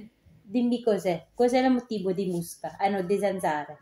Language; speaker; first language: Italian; non-native, learner; Filipino